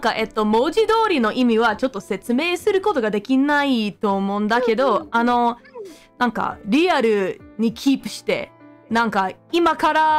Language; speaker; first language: Japanese; non-native, fluent; English